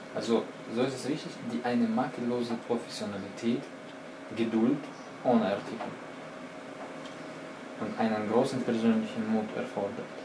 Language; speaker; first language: German; non-native, fluent; Russian